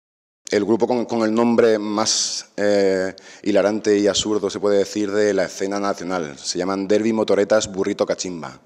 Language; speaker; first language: Spanish; native; Spanish